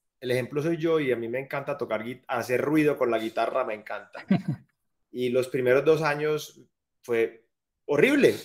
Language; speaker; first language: Spanish; native; Spanish